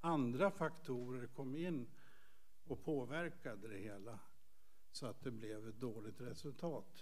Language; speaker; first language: Swedish; native; Swedish